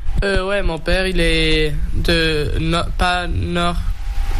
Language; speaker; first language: French; early bilingual, heritage; Spanish